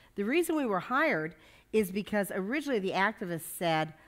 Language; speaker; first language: English; native; English